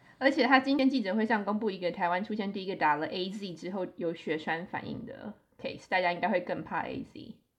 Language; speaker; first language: Chinese; native; Chinese